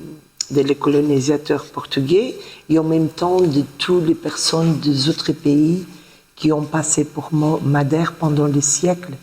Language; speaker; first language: French; non-native, fluent; Portuguese